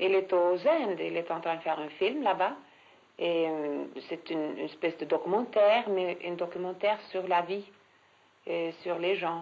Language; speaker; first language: French; non-native, fluent; Swedish